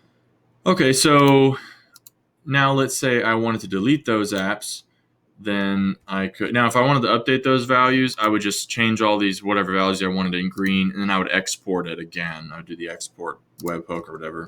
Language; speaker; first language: English; native; English